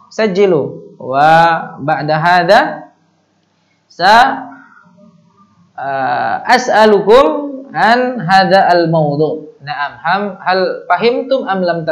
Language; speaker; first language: Arabic; non-native, fluent; Indonesian